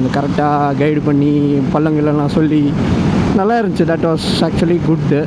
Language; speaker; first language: Tamil; non-native, local second language; Malayalam